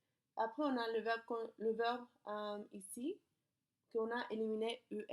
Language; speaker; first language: French; non-native, fluent; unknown